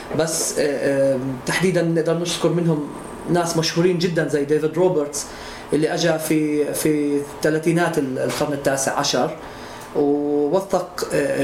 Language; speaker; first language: Arabic; native; Arabic